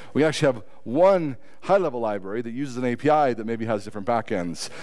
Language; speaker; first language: English; native; English